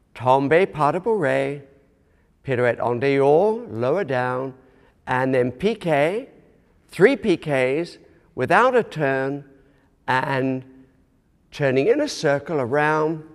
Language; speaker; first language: English; native; English